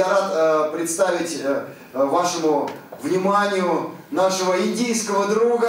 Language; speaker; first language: Russian; native; Russian